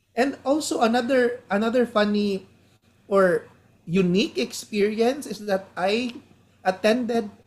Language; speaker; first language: English; non-native, local second language; Hiligaynon